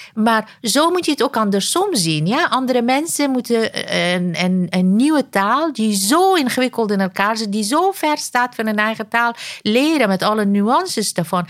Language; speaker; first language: Dutch; non-native, fluent; Persian